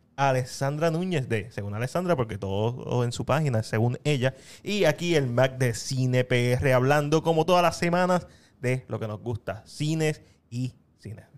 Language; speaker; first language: Spanish; native; Spanish